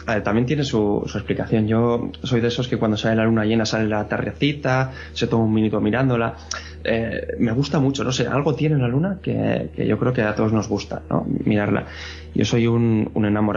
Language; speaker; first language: Spanish; native; Spanish